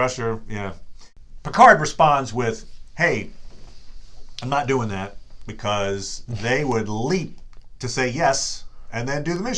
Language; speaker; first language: English; native; English